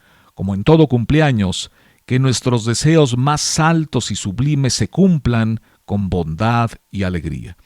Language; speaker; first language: Spanish; native; Spanish